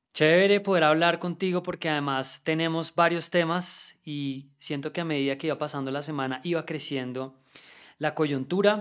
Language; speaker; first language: Spanish; native; Spanish